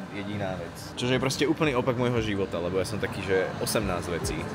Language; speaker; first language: Slovak; early bilingual, other home language; Arabic